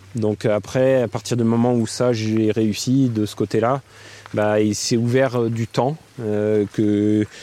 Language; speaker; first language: French; native; French